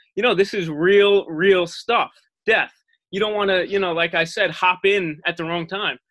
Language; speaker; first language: English; native; English